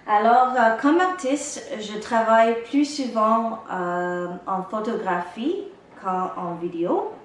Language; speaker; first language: French; non-native, local second language; English